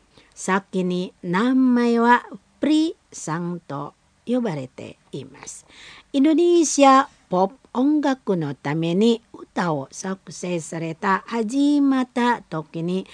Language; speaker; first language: Japanese; non-native, learner; Indonesian